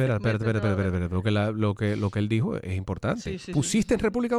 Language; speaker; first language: Spanish; native; Spanish